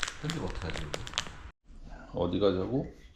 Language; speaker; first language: Korean; native; Korean